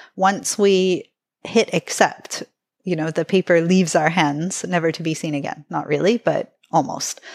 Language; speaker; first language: English; native; English